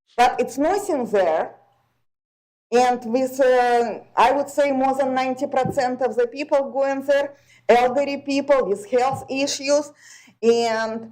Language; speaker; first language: English; non-native, fluent; Russian